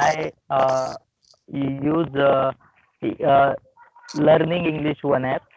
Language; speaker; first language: English; non-native, learner; Marathi